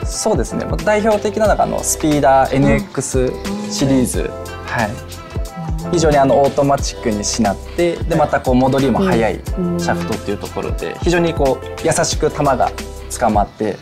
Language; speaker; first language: Japanese; native; Japanese